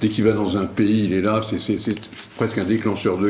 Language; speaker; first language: French; native; French